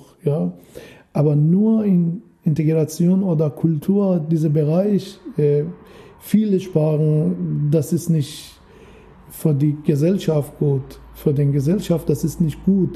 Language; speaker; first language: German; non-native, fluent; Persian